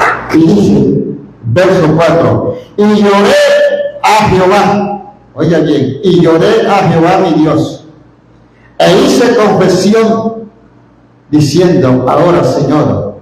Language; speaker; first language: Spanish; native; Spanish